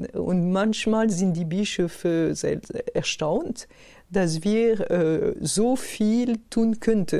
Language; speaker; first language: German; non-native, fluent; French